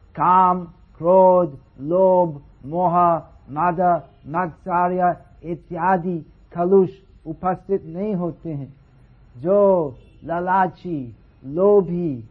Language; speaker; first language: Hindi; non-native, fluent; English